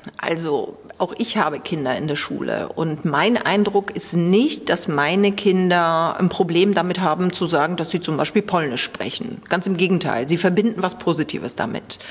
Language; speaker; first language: German; early bilingual, other home language; Polish